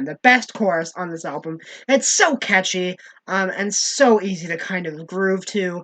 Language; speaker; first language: English; native; English